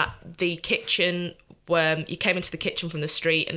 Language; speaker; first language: English; native; English